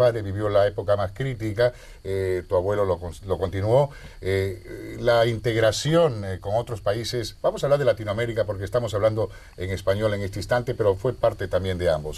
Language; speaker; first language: Spanish; native; Spanish